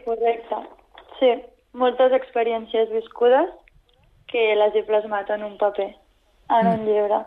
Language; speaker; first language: Catalan; non-native, local second language; Spanish